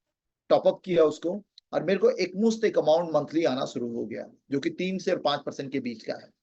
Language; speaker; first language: Hindi; native; Hindi